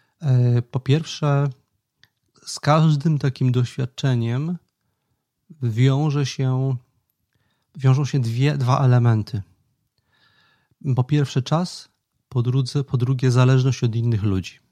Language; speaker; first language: Polish; native; Polish